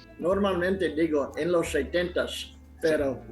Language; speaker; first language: Spanish; non-native, fluent; English